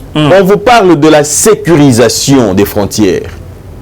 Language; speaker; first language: French; non-native, local second language; Lingala